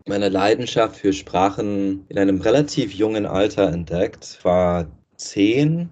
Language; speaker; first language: German; non-native, fluent; English